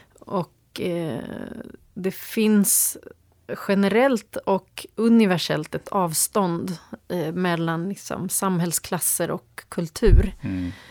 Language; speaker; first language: Swedish; early bilingual, other home language; Turoyo